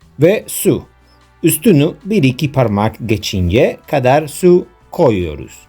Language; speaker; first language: Turkish; non-native, learner; Spanish